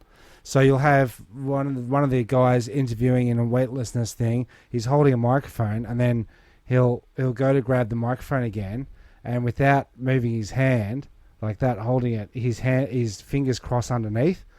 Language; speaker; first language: English; native; English